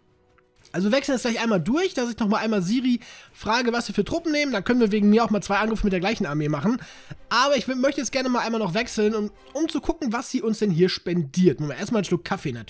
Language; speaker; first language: German; native; German